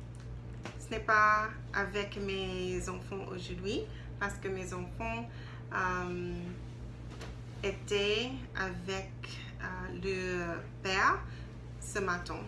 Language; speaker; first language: French; non-native, learner; English